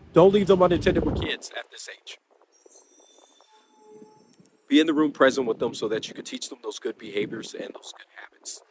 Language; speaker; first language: English; native; English